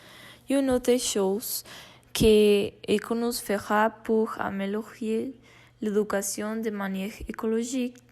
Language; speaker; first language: French; non-native, learner; Spanish